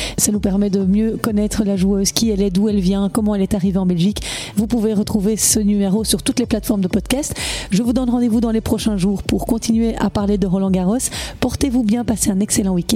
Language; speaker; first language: French; native; French